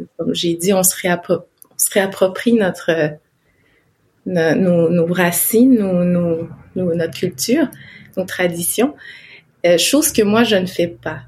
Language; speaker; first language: French; non-native, local second language; Innu-aimun